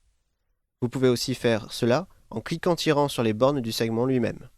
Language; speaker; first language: French; native; French